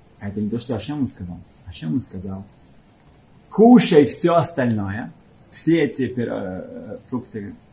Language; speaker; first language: Russian; early bilingual, heritage; Russian